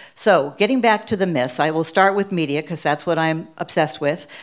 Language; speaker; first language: English; native; English